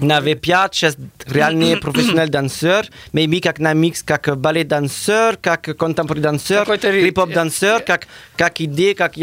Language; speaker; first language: Russian; non-native, learner; French